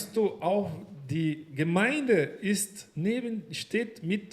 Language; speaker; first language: German; non-native, learner; Portuguese